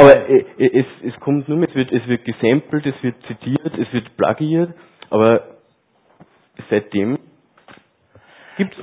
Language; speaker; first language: German; native; German